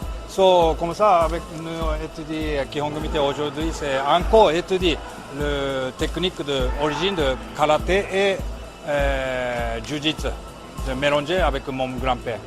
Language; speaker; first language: French; non-native, learner; Japanese